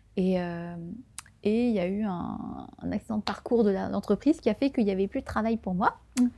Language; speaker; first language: French; native; French